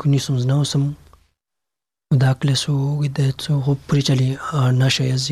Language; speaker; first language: Serbian; non-native, learner; Pashto